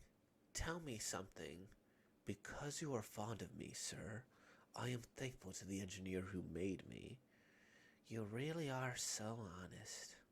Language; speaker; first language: English; native; English